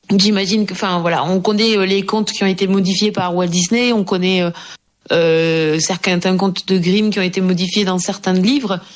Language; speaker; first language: French; native; French